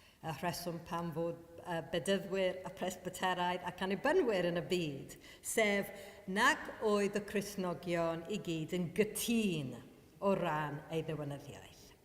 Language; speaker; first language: Welsh; non-native, fluent; Maltese